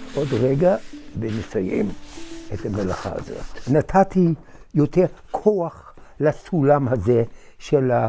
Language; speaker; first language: Hebrew; non-native, fluent; English